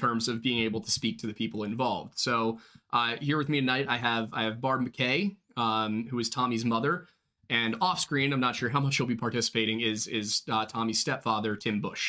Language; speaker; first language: English; native; English